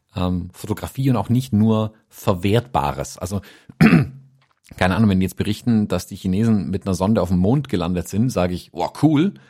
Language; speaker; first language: German; non-native, fluent; English